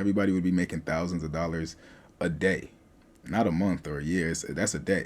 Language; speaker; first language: English; native; English